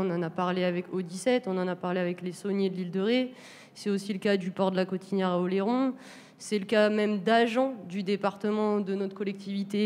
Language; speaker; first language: French; native; French